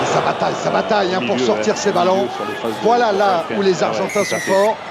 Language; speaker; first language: French; native; French